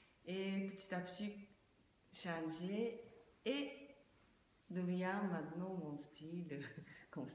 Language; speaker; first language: French; non-native, learner; Japanese